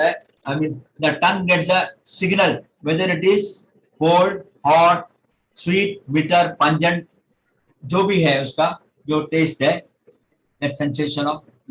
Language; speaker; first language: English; non-native, local second language; Hindi